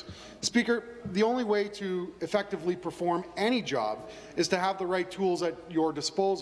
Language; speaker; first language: English; native; English